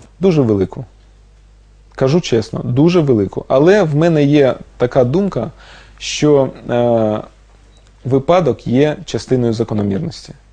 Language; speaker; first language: Ukrainian; non-native, local second language; Russian